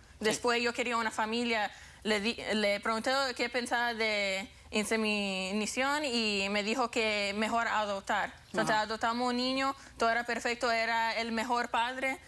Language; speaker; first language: Spanish; early bilingual, heritage; English